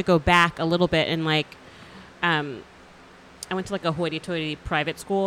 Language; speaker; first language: English; native; English